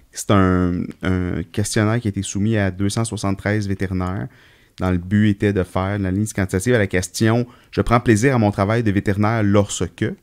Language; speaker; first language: French; native; French